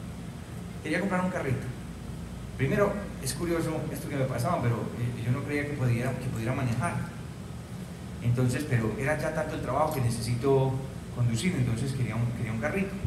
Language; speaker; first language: Spanish; native; Spanish